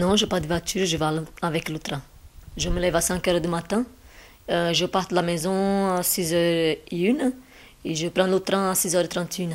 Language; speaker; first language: French; non-native, learner; Portuguese